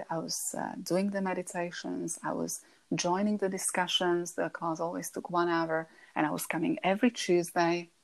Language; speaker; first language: English; non-native, fluent; Slovak